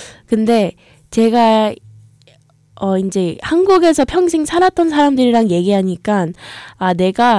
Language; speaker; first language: Korean; early bilingual, heritage; English